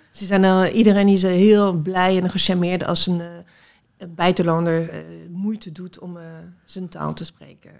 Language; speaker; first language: Dutch; non-native, fluent; French